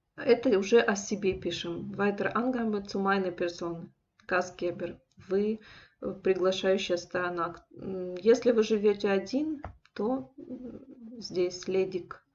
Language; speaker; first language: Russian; native; Russian